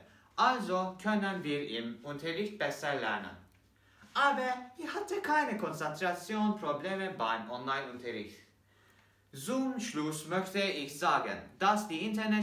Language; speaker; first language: German; non-native, learner; Turkish